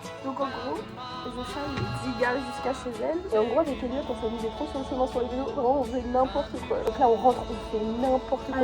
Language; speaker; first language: French; native; French